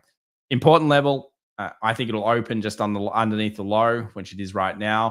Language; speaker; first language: English; native; English